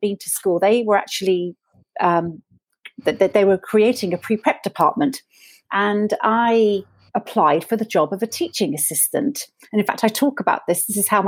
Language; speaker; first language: English; native; English